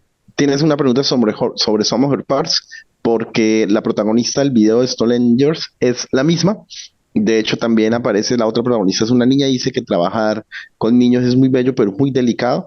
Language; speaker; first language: Spanish; native; Spanish